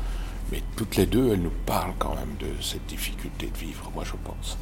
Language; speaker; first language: French; native; French